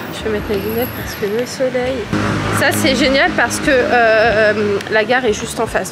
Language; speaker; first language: French; native; French